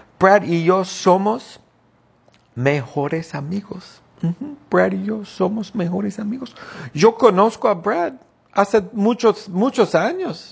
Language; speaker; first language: Spanish; non-native, fluent; English